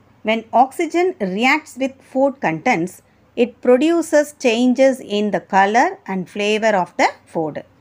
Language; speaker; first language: English; non-native, local second language; Tamil